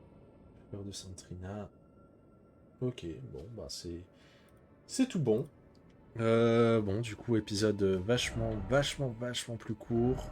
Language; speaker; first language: French; native; French